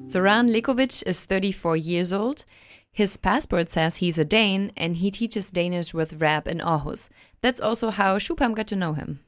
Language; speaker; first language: English; non-native, fluent; German